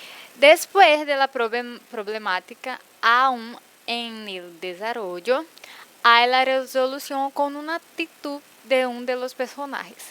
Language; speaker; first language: Spanish; non-native, fluent; Portuguese